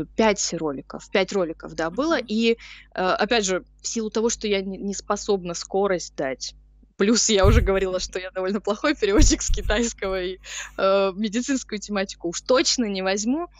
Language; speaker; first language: Russian; native; Russian